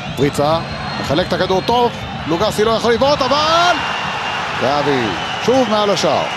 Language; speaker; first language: Hebrew; native; Hebrew